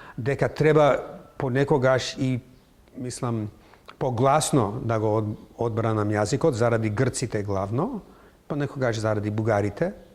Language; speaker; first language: Macedonian; non-native, fluent; English